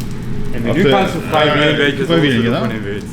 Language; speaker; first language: German; native; German